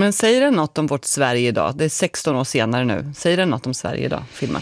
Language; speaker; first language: Swedish; native; Swedish